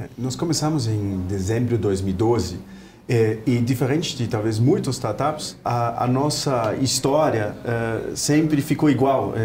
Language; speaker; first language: Portuguese; non-native, fluent; German